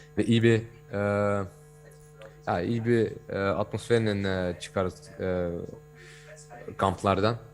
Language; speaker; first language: Turkish; early bilingual, heritage; Turkish